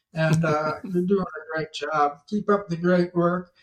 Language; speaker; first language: English; native; English